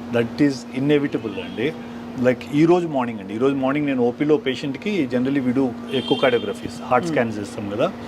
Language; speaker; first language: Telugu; native; Telugu